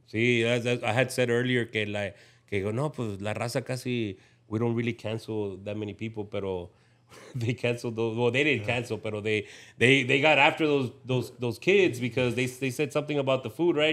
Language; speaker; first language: English; early bilingual, other home language; Spanish